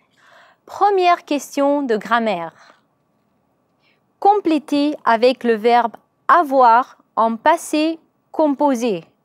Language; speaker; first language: French; non-native, learner; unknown